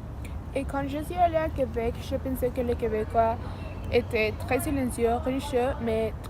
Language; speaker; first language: French; non-native, learner; Spanish